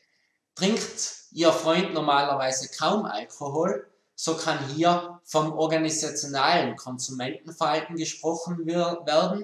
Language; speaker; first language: German; native; German